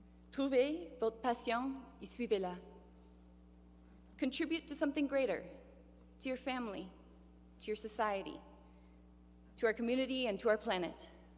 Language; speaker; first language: English; native; English